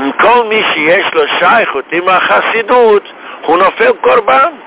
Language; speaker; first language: Hebrew; non-native, fluent; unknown